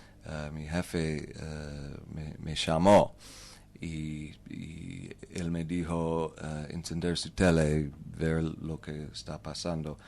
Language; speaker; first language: Spanish; non-native, learner; English